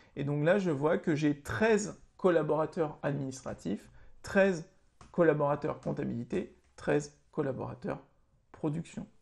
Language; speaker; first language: French; native; French